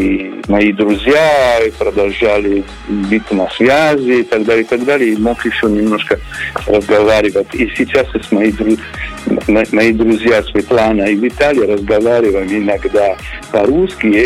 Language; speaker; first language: Russian; non-native, learner; Italian